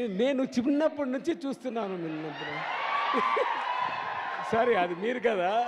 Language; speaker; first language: Telugu; non-native, learner; Tamil